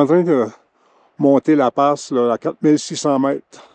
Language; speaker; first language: French; native; French